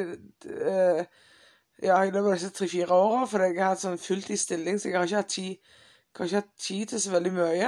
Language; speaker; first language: Norwegian; non-native, fluent; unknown